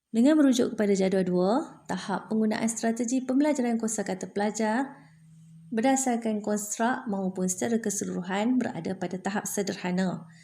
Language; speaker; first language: Malay; native; Malay